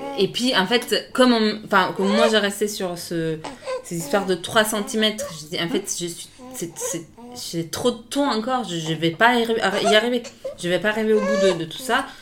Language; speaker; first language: French; non-native, fluent; Italian